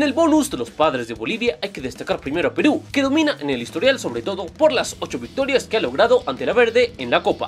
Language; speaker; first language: Spanish; native; Spanish